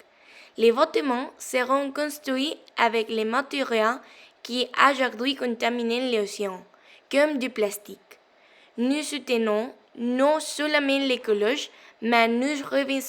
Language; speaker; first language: French; non-native, learner; Spanish